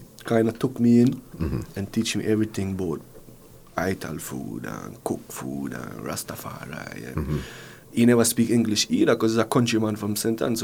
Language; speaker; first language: English; non-native, fluent; French